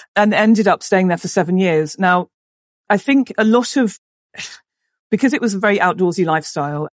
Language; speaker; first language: English; native; English